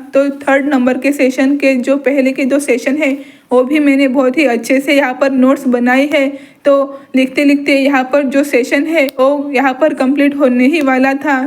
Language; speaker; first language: Hindi; non-native, local second language; Marathi